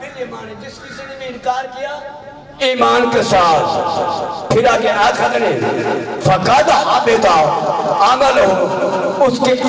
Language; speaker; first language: Urdu; non-native, local second language; Punjabi